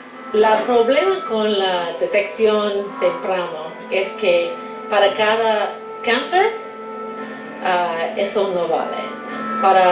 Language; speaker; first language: Spanish; non-native, fluent; English